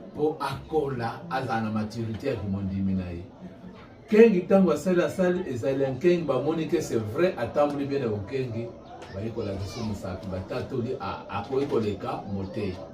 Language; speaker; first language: Lingala; non-native, local second language; Kongo